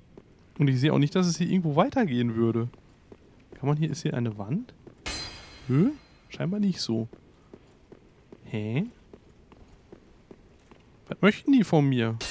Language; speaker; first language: German; native; German